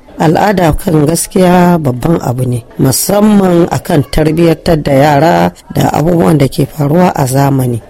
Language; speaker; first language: Hausa; non-native, local second language; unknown